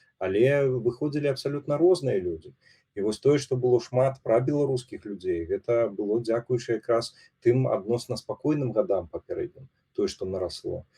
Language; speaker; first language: Belarusian; non-native, local second language; Russian